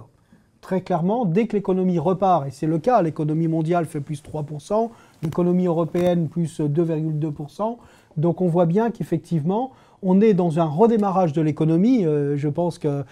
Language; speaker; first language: French; native; French